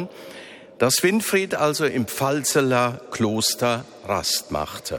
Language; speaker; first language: German; native; German